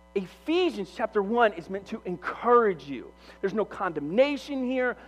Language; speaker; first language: English; native; English